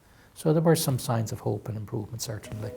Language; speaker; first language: English; native; English